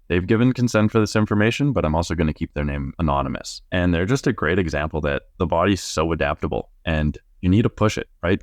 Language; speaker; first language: English; native; English